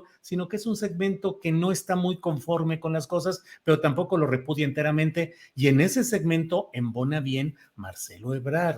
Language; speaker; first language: Spanish; native; Spanish